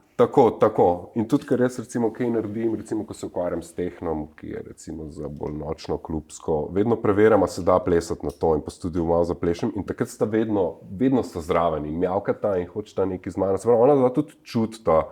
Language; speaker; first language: Slovenian; native; Slovenian